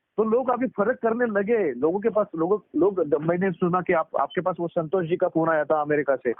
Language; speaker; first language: Hindi; native; Hindi